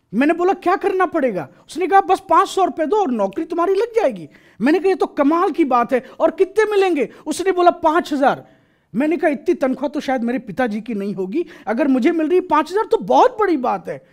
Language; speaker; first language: Hindi; native; Hindi